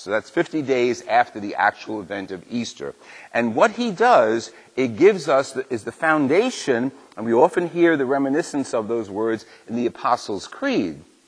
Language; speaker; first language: English; native; English